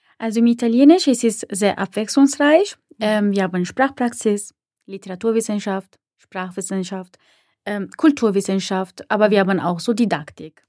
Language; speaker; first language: German; non-native, fluent; Italian